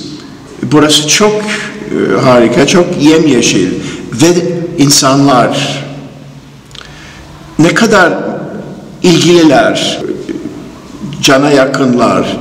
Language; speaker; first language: Turkish; non-native, fluent; English